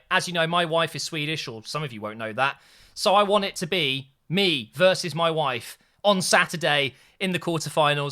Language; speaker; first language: English; native; English